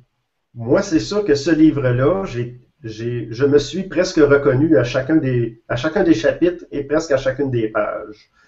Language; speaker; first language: French; native; French